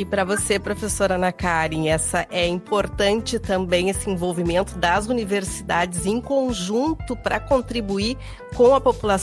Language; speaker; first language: Portuguese; native; Portuguese